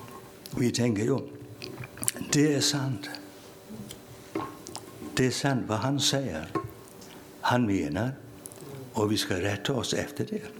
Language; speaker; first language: Swedish; non-native, fluent; English